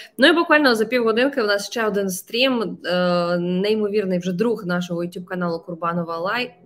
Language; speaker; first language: Ukrainian; native; Ukrainian